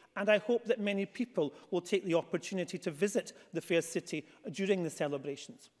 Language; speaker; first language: English; native; English